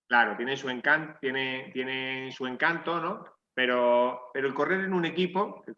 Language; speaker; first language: Spanish; native; Spanish